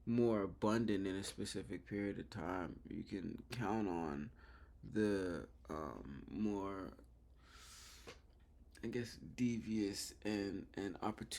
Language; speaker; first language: English; native; English